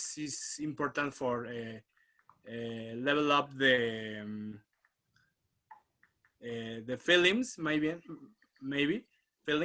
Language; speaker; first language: English; non-native, learner; Spanish